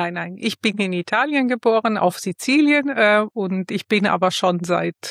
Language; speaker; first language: German; non-native, fluent; Italian